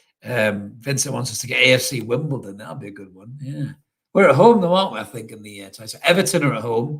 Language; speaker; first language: English; native; English